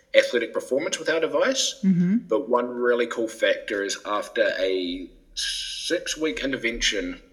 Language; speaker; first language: English; native; English